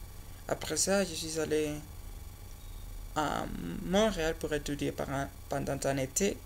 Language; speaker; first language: French; non-native, learner; Spanish